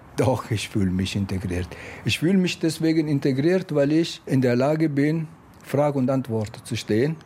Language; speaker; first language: German; non-native, fluent; Italian